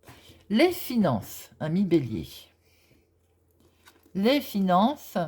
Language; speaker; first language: French; native; French